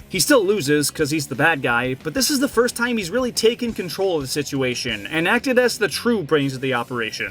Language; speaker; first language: English; native; English